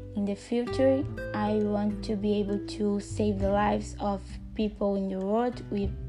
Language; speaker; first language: English; non-native, learner; Portuguese